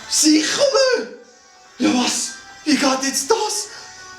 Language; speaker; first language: German; native; German